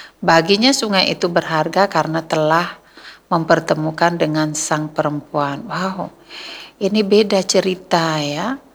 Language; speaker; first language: Indonesian; native; Indonesian